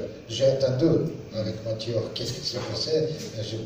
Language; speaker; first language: French; non-native, learner; Serbian